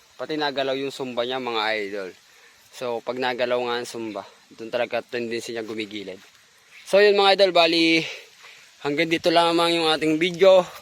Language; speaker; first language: Filipino; native; Filipino